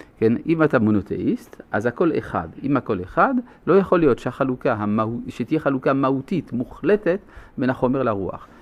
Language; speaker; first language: Hebrew; non-native, fluent; French